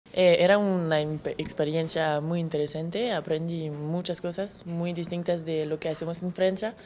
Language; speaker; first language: Spanish; non-native, fluent; French